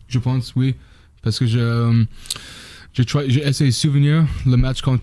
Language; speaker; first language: French; non-native, learner; English